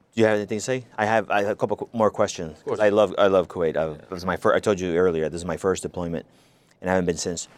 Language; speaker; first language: English; non-native, fluent; Arabic